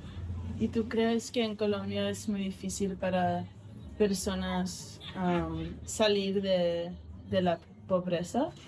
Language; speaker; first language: Spanish; non-native, fluent; English